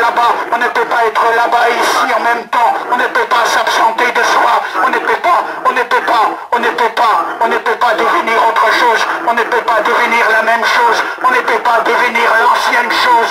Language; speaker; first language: French; native; French